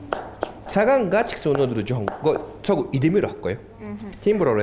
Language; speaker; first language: Mongolian; non-native, fluent; Japanese